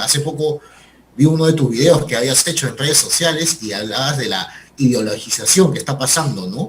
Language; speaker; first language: Spanish; native; Spanish